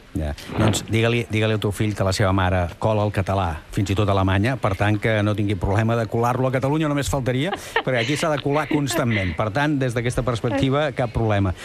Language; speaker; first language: Catalan; native; Catalan